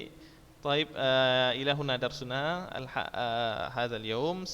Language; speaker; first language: Arabic; non-native, fluent; Indonesian